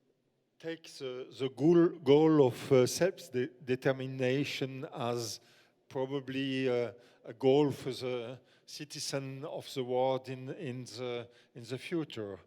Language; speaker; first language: English; non-native, fluent; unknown